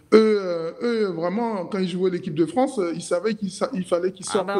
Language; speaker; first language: French; native; French